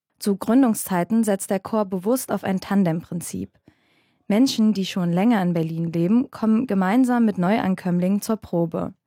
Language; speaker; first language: German; native; German